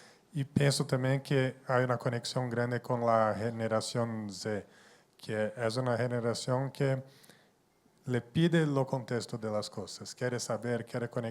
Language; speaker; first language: Spanish; non-native, fluent; Portuguese